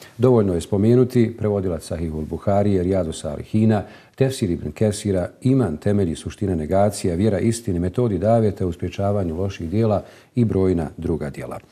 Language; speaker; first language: Bosnian; native; Bosnian